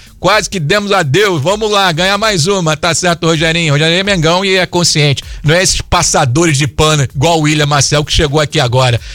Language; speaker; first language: Portuguese; native; Portuguese